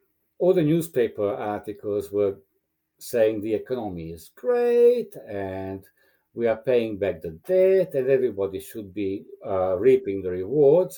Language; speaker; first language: English; non-native, fluent; Romanian